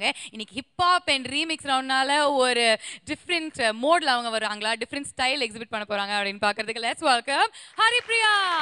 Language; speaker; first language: Tamil; native; Tamil